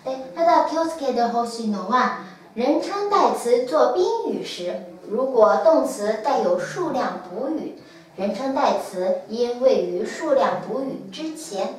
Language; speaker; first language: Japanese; non-native, fluent; Chinese